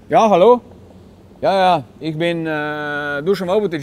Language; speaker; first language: German; non-native, learner; Slovenian